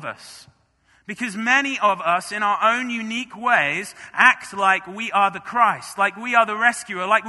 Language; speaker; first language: English; native; English